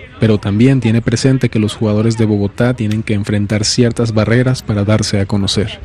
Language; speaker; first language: Spanish; native; Spanish